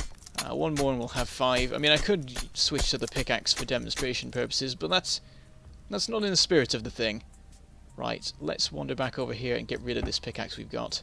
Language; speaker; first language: English; native; English